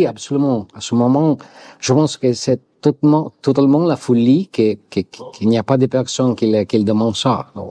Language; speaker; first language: French; non-native, learner; Italian